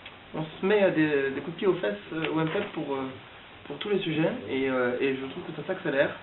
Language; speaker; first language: French; native; French